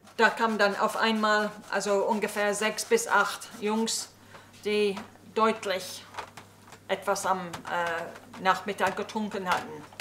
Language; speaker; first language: German; early bilingual, heritage; English